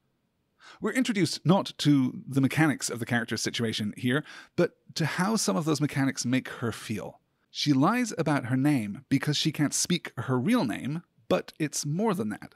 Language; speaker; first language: English; native; English